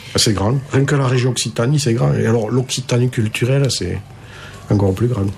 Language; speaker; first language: French; native; French